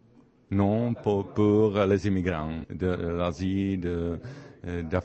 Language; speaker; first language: French; non-native, learner; Czech